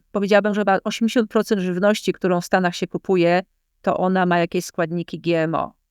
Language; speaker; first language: Polish; native; Polish